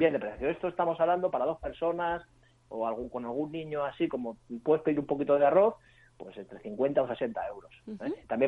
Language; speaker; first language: Spanish; native; Spanish